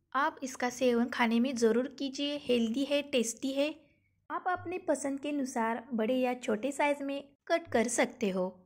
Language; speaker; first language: Hindi; non-native, local second language; Marathi